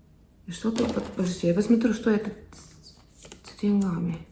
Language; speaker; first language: Russian; non-native, fluent; Estonian